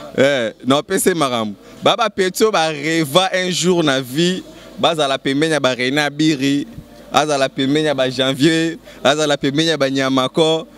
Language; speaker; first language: Lingala; native; Lingala